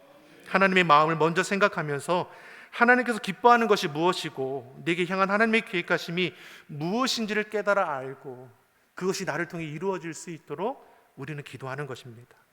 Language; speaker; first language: Korean; native; Korean